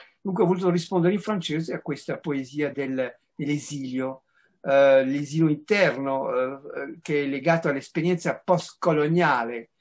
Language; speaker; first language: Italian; early bilingual, heritage; Italian